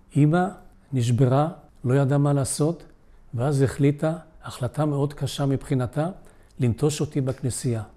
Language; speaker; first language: Hebrew; early bilingual, other home language; Polish